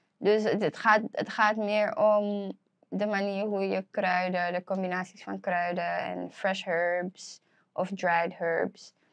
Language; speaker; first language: Dutch; native; Dutch